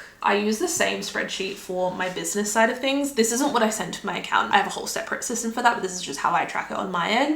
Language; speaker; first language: English; native; English